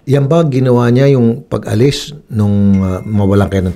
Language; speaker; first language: Filipino; native; Filipino